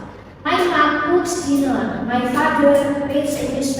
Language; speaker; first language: English; non-native, learner; Indonesian